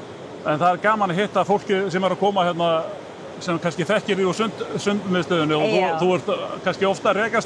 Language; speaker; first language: Icelandic; native; Icelandic